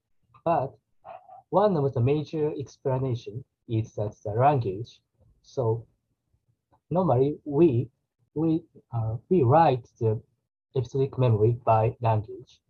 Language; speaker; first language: English; non-native, learner; Japanese